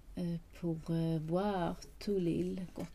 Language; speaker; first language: French; non-native, learner; Swedish